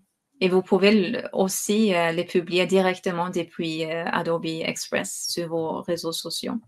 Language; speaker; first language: French; non-native, fluent; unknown